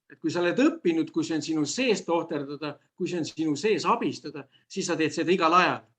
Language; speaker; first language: Estonian; native; Estonian